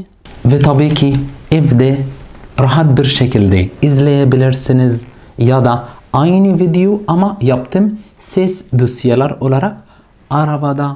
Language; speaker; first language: Turkish; non-native, fluent; Arabic